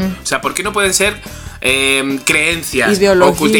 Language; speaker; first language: Spanish; native; Spanish